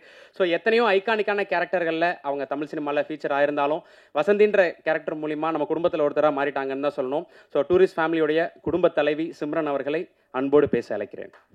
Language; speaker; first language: Tamil; native; Tamil